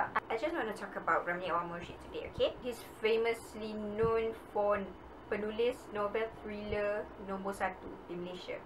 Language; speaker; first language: English; non-native, local second language; Malay